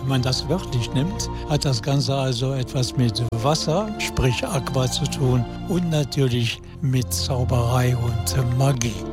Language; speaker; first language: German; native; German